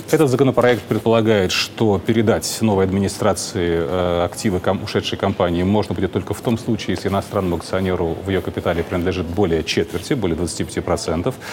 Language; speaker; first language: Russian; native; Russian